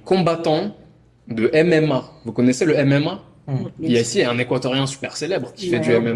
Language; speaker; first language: French; native; French